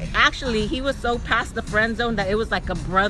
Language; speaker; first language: English; native; English